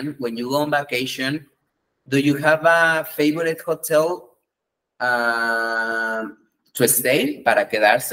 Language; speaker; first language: English; non-native, fluent; Spanish